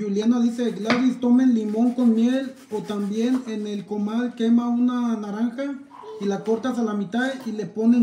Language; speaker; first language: Spanish; native; Spanish